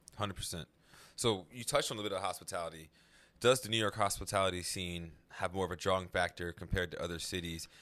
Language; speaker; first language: English; native; English